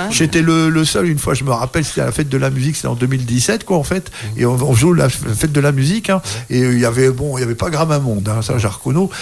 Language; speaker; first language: French; native; French